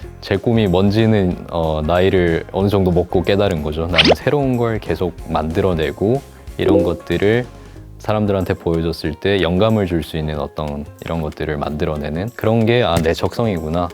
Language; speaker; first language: Korean; native; Korean